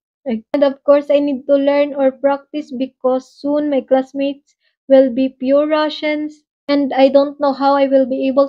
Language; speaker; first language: English; non-native, local second language; Waray